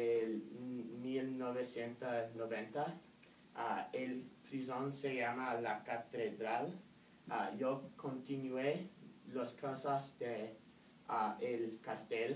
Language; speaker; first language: Spanish; non-native, learner; English